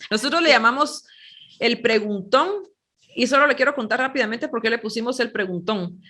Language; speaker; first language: Spanish; native; Spanish